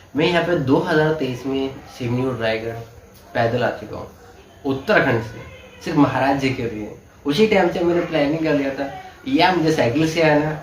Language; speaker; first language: Hindi; native; Hindi